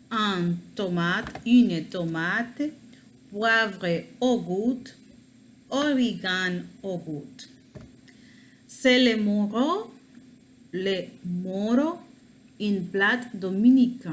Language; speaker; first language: French; non-native, learner; Spanish